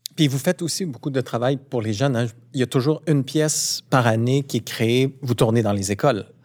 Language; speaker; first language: French; native; French